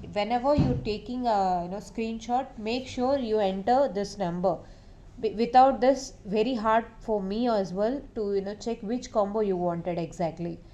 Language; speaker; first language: English; non-native, local second language; Telugu